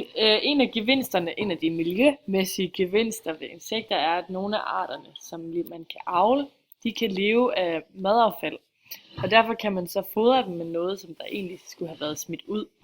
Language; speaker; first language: Danish; native; Danish